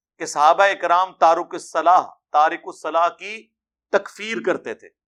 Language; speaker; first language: Urdu; non-native, local second language; Punjabi